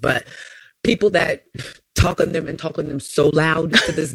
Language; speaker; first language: English; native; English